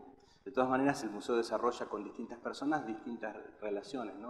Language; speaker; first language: Spanish; native; Spanish